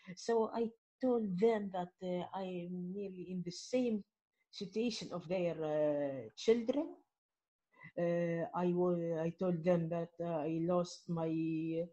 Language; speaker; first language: English; non-native, fluent; Arabic